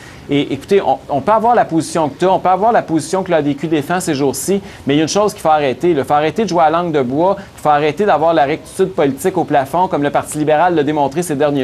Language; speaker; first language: French; native; French